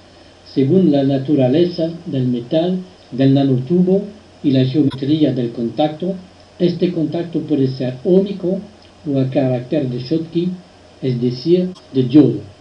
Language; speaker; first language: Spanish; non-native, fluent; French